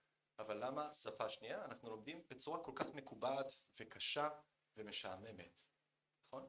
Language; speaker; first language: Hebrew; non-native, fluent; Korean